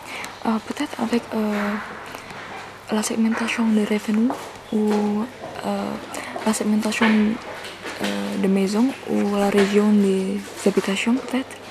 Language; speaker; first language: French; non-native, learner; Indonesian